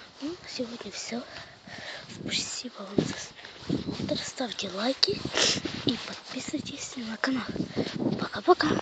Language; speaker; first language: Russian; non-native, local second language; Ukrainian